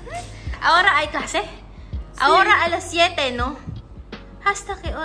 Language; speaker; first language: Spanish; non-native, learner; Filipino